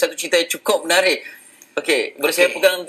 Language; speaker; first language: Malay; native; Malay